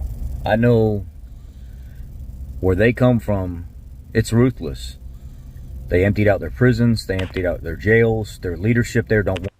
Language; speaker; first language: English; native; English